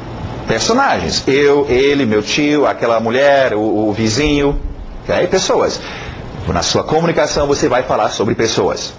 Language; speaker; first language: Portuguese; native; Portuguese